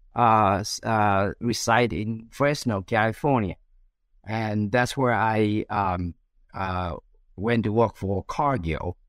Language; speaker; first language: English; non-native, fluent; Chinese